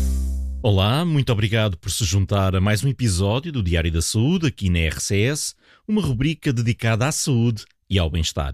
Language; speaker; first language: Portuguese; native; Portuguese